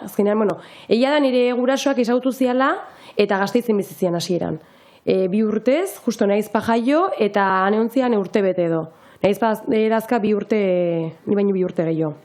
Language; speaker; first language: Basque; non-native, local second language; Spanish